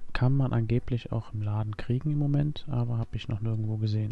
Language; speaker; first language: German; native; German